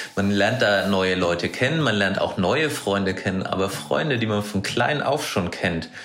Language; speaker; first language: German; native; German